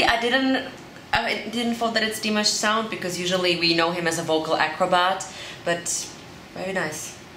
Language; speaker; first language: English; non-native, fluent; German